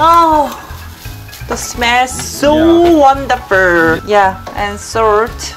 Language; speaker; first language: English; non-native, learner; Korean